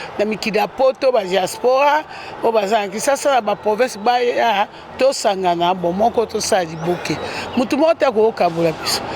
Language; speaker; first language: Lingala; native; Lingala